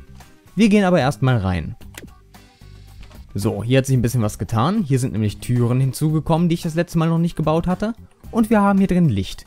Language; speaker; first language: German; native; German